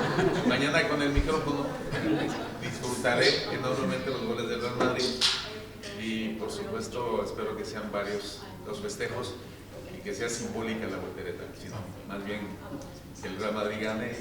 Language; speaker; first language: Spanish; native; Spanish